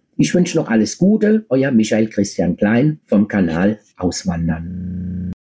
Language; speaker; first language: German; native; German